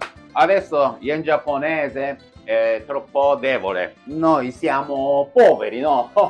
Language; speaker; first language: Italian; non-native, fluent; Japanese